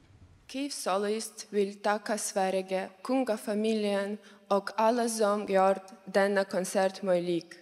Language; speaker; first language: Swedish; non-native, learner; Ukrainian